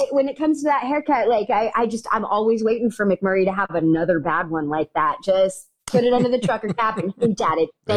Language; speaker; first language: English; native; English